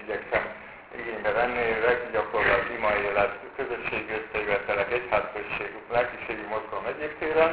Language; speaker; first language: Hungarian; native; Hungarian